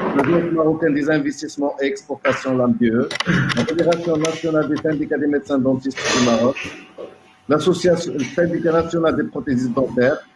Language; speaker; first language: French; non-native, local second language; Arabic